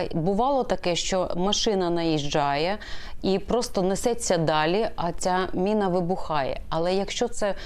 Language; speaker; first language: Ukrainian; native; Ukrainian